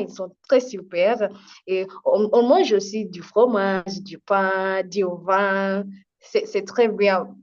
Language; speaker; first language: French; non-native, fluent; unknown